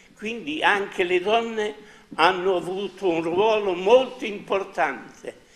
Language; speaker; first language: Italian; native; Italian